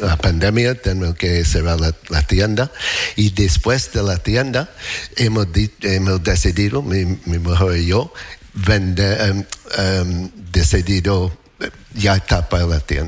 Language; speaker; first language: Spanish; non-native, learner; English